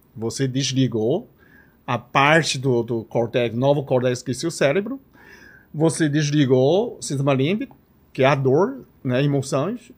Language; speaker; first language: Portuguese; non-native, fluent; Chinese